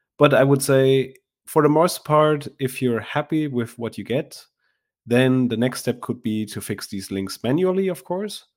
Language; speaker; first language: English; non-native, fluent; German